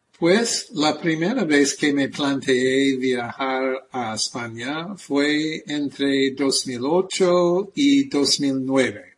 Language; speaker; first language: Spanish; non-native, fluent; English